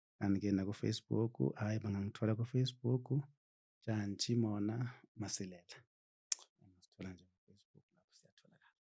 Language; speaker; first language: Zulu; non-native, local second language; South Ndebele